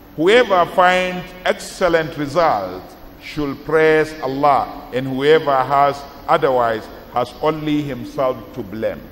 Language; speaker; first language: English; non-native, local second language; Hausa